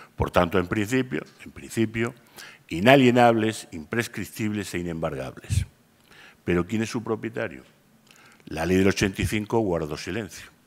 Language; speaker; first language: Spanish; native; Spanish